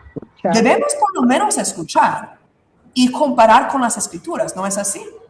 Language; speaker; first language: Spanish; non-native, fluent; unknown